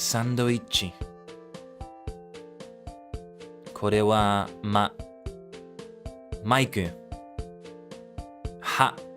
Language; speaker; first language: Japanese; non-native, learner; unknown